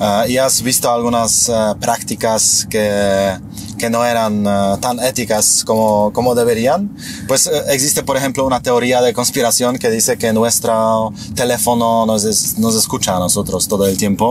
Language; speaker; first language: Spanish; non-native, fluent; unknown